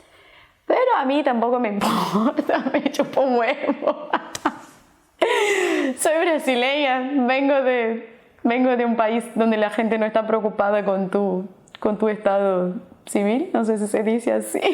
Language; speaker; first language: Spanish; non-native, fluent; Portuguese